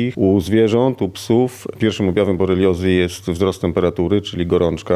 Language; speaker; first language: Polish; native; Polish